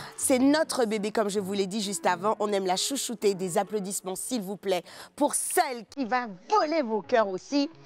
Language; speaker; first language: French; native; French